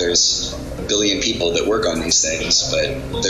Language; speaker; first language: English; native; English